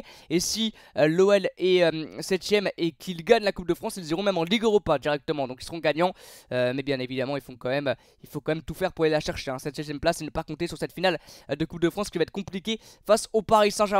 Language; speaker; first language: French; native; French